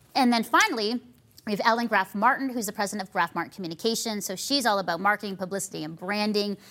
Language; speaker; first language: English; native; English